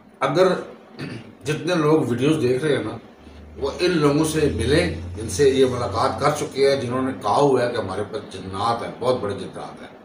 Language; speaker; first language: Urdu; non-native, local second language; Punjabi